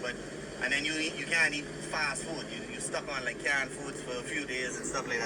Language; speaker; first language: English; native; English